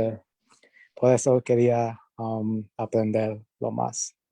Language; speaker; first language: Spanish; early bilingual, heritage; Spanish